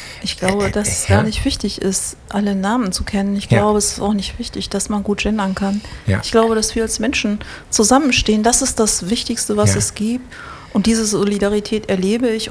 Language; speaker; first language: German; native; German